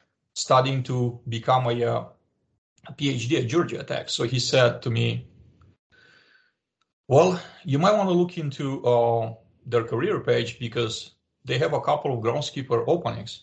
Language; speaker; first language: English; non-native, fluent; Romanian